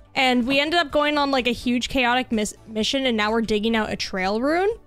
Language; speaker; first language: English; native; English